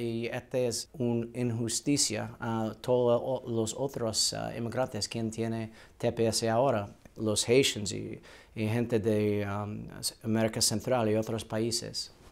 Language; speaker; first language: Spanish; non-native, learner; English